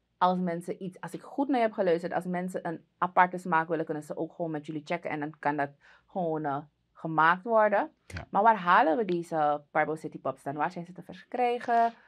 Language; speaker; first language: Dutch; native; Dutch